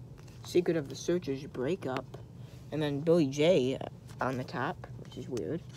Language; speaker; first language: English; native; English